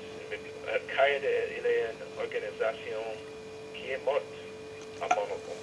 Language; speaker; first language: French; non-native, fluent; English